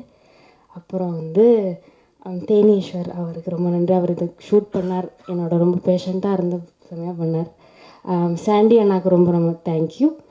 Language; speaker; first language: Tamil; early bilingual, heritage; Tamil